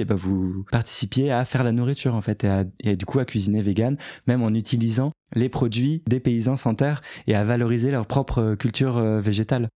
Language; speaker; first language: French; native; French